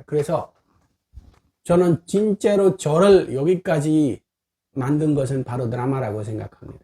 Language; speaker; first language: Korean; non-native, fluent; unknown